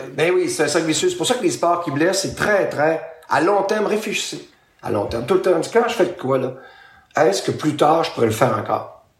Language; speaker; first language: French; native; French